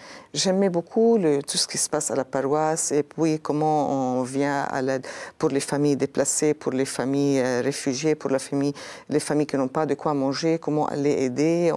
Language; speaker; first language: French; non-native, local second language; Arabic